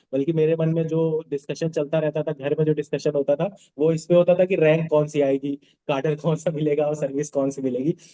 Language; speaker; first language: Hindi; non-native, local second language; Bhojpuri